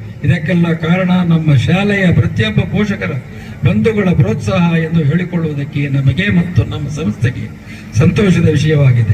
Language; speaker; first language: Kannada; native; Kannada